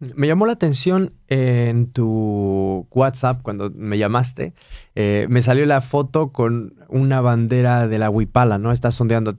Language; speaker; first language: Spanish; native; Spanish